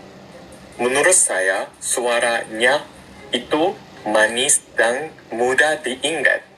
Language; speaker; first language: Indonesian; non-native, fluent; Japanese